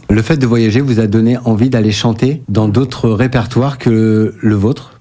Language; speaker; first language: French; native; French